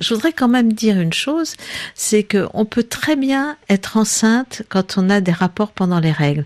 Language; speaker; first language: French; native; French